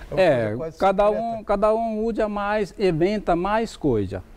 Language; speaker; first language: Portuguese; non-native, learner; Hindi